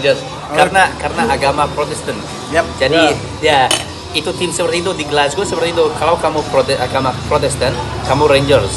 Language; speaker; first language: Indonesian; non-native, fluent; English